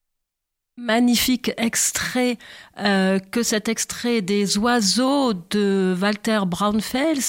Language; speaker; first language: French; native; French